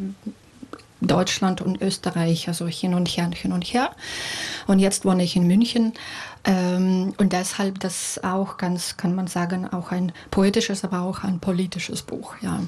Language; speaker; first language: German; non-native, fluent; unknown